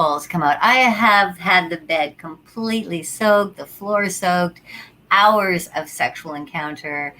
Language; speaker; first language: English; native; English